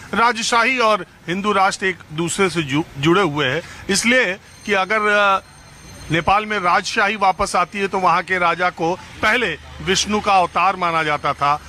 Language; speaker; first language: Hindi; native; Hindi